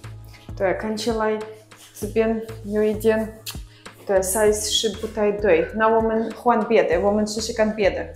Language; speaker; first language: Chinese; non-native, fluent; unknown